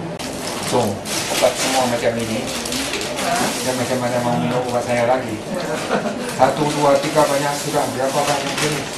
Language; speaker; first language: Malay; non-native, local second language; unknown